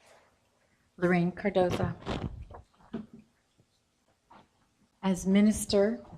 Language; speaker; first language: English; native; English